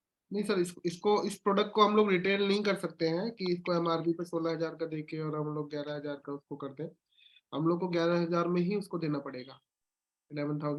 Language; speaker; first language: Hindi; native; Hindi